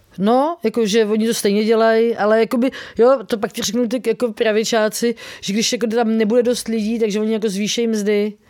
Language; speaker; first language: Czech; native; Czech